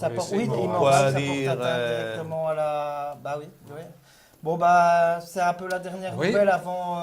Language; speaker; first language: French; native; French